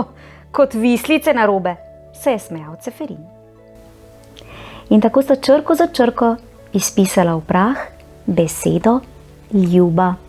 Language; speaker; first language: Slovenian; native; Slovenian